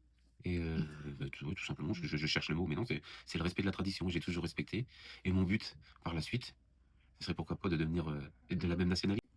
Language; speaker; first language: French; native; French